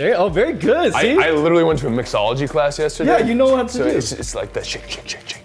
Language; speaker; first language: English; native; English